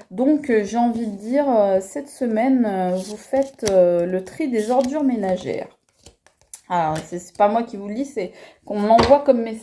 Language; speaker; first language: French; native; French